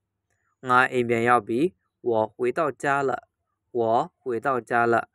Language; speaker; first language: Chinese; non-native, fluent; Burmese